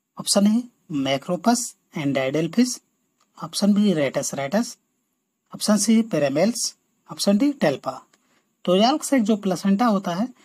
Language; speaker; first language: Hindi; native; Hindi